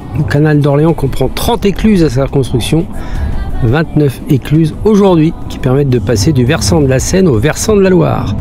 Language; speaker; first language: French; native; French